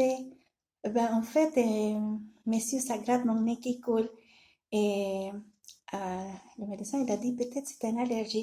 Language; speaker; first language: French; non-native, learner; Filipino